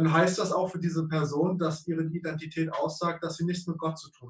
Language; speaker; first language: German; native; German